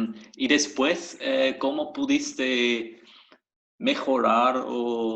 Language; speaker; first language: Spanish; non-native, fluent; German